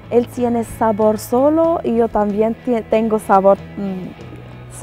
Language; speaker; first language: Spanish; non-native, learner; Arabic